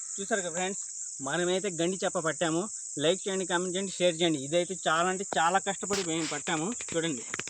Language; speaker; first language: Telugu; non-native, local second language; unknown